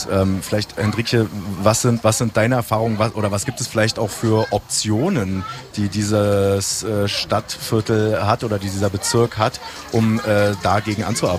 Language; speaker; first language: German; native; German